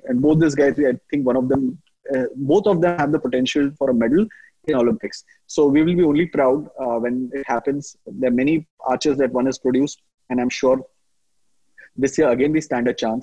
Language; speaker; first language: English; non-native, local second language; Hindi